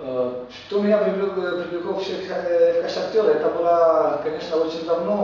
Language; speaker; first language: Russian; non-native, fluent; Romanian